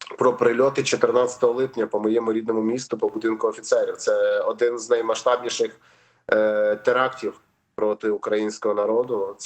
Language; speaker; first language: Ukrainian; native; Ukrainian